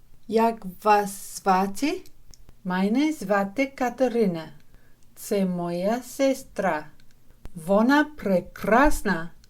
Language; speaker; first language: Ukrainian; non-native, learner; English